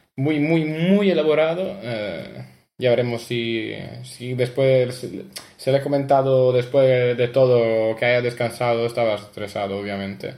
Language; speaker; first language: Spanish; non-native, fluent; Italian